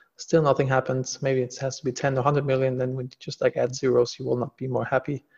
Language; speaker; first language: English; non-native, fluent; German